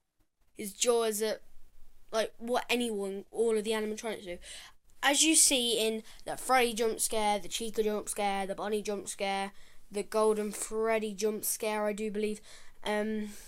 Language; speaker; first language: English; native; English